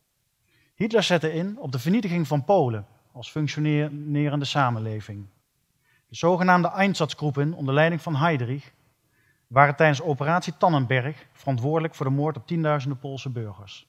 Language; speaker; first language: Dutch; native; Dutch